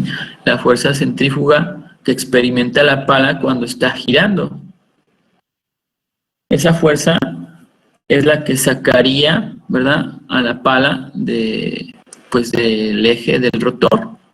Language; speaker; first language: Spanish; native; Spanish